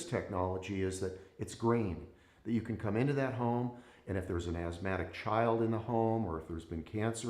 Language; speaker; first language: English; native; English